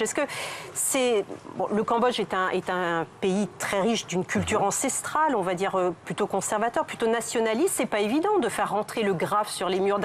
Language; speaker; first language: French; native; French